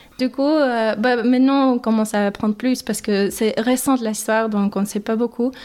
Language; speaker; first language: French; non-native, fluent; English